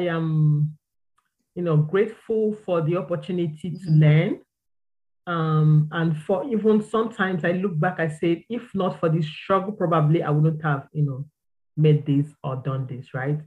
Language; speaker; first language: English; non-native, local second language; Igbo